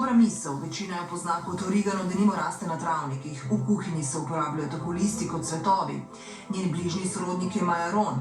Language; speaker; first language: Slovenian; native; Slovenian